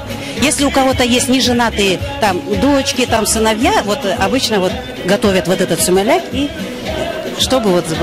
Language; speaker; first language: Russian; native; Russian